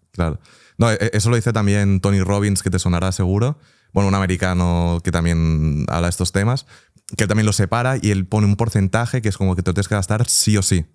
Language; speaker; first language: Spanish; native; Spanish